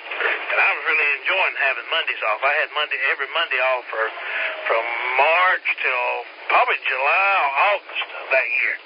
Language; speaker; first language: English; native; English